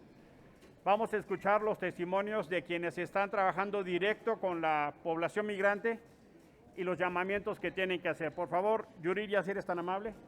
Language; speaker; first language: Spanish; native; Spanish